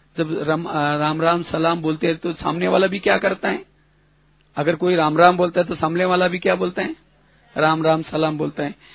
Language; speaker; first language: Hindi; non-native, local second language; Marathi